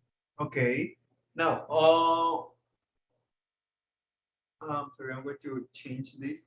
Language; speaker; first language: English; non-native, fluent; Spanish